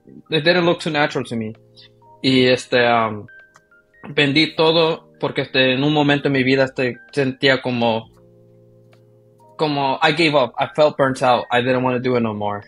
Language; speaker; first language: English; early bilingual, other home language; Spanish